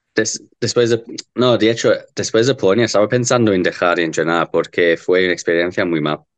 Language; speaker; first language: Spanish; non-native, learner; English